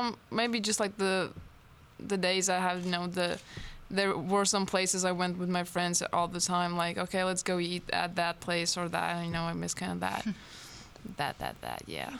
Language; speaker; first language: English; non-native, fluent; Latvian